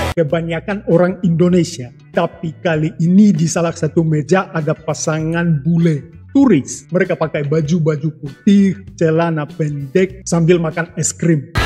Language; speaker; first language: Indonesian; non-native, fluent; Russian